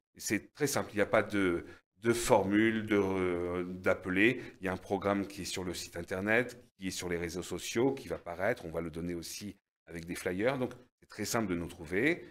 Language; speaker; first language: French; native; French